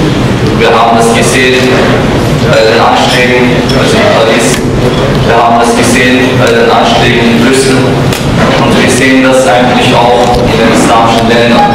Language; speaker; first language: German; non-native, fluent; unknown